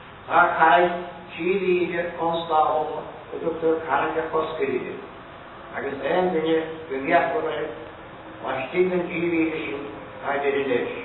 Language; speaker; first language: Irish; native; Irish